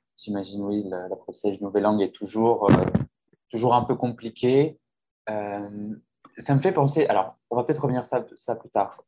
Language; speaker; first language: French; native; French